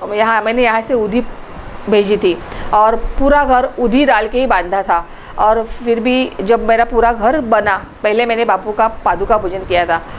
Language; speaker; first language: Hindi; non-native, local second language; Marathi